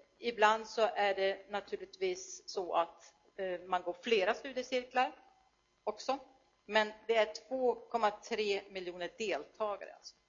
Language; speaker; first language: Swedish; native; Swedish